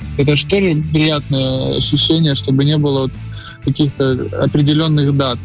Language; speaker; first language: Russian; native; Russian